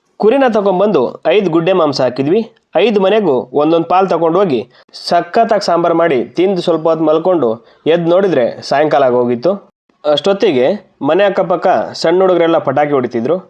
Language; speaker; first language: Kannada; non-native, local second language; Lambadi